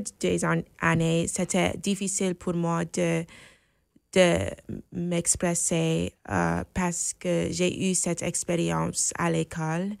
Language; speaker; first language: French; non-native, fluent; English